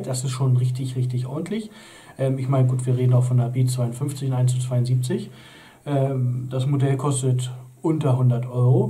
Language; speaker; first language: German; native; German